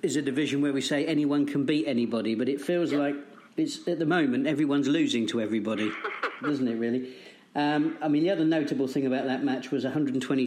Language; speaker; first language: English; native; English